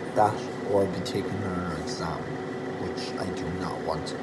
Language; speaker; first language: English; native; English